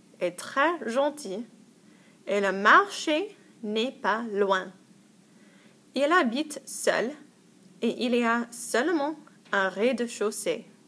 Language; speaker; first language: French; non-native, fluent; English